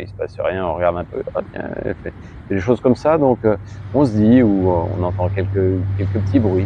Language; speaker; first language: French; native; French